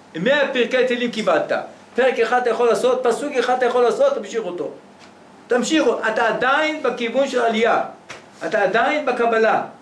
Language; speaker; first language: Hebrew; native; Hebrew